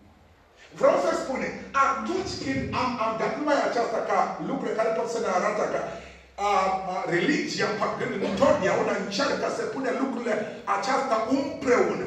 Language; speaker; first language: Romanian; non-native, fluent; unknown